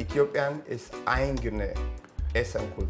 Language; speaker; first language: German; non-native, learner; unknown